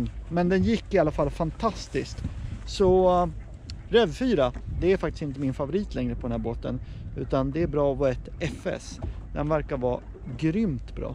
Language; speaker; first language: Swedish; native; Swedish